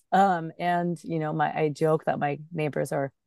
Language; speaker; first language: English; early bilingual, other home language; Urdu